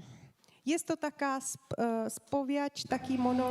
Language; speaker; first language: Polish; non-native, learner; Czech